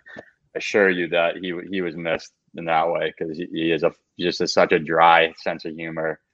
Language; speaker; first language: English; native; English